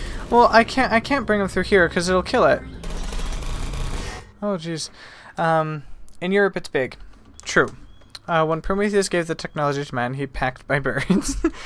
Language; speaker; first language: English; native; English